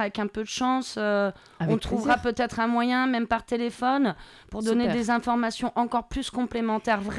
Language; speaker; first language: French; native; French